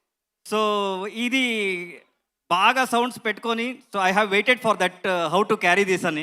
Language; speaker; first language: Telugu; non-native, learner; Kannada